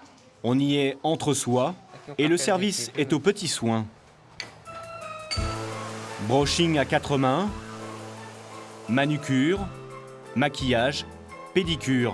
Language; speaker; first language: French; native; French